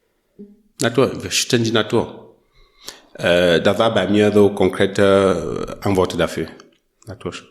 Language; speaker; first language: German; non-native, learner; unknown